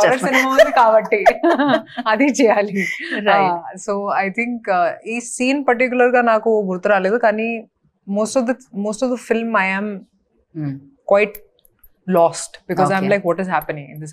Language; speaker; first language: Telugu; non-native, fluent; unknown